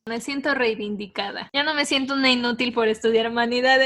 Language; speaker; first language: Spanish; native; Spanish